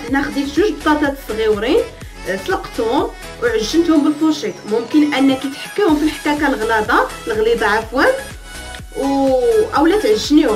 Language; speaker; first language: Arabic; native; Arabic